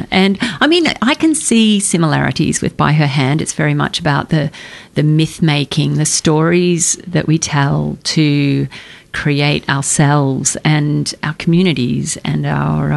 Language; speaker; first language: English; native; English